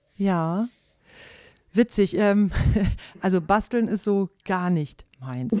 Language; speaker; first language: German; non-native, local second language; Low German